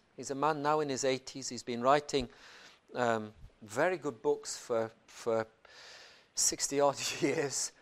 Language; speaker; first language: English; native; English